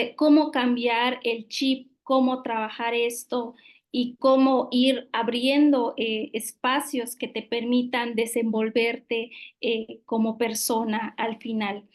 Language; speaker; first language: Spanish; non-native, local second language; Yucateco